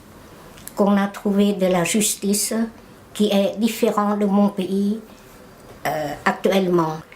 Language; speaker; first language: French; non-native, fluent; Khmer